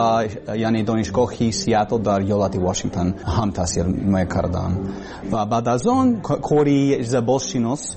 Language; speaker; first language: Persian; non-native, learner; English